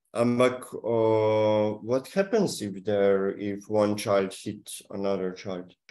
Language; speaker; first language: English; non-native, fluent; Slovenian